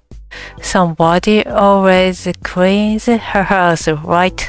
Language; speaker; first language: English; non-native, learner; Japanese